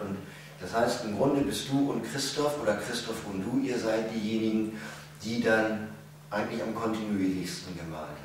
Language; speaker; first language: German; native; German